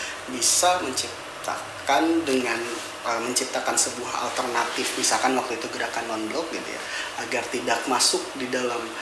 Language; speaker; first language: Indonesian; native; Indonesian